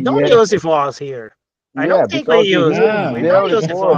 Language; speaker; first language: English; non-native, fluent; Portuguese